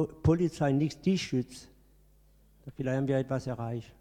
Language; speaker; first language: German; non-native, fluent; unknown